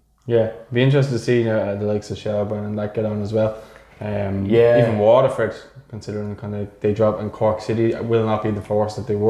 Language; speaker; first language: English; native; English